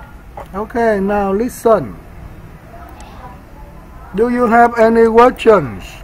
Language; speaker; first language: English; non-native, learner; Vietnamese